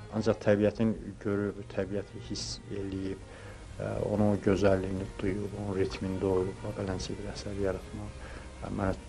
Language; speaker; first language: Azerbaijani; native; Azerbaijani